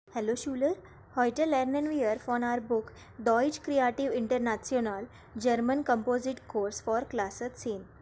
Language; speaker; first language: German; non-native, learner; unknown